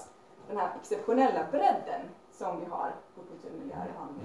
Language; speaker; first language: Swedish; native; Swedish